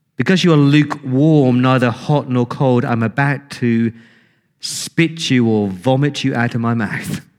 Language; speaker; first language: English; native; English